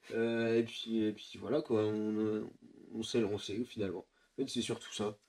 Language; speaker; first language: French; native; French